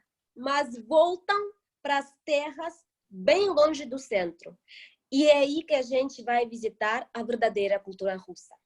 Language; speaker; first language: Portuguese; non-native, fluent; Russian